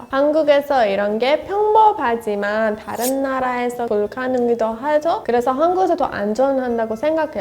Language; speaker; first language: Korean; non-native, learner; Persian